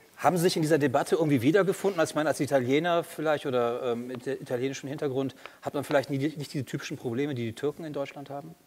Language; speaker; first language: German; native; German